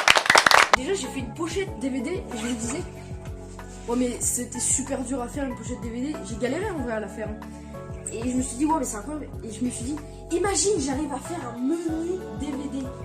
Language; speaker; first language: French; native; French